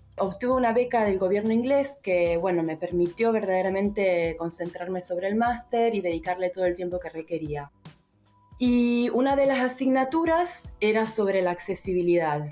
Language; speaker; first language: Spanish; early bilingual, heritage; Spanish